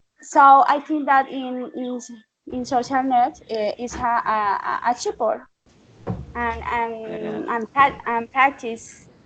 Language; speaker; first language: English; non-native, learner; Spanish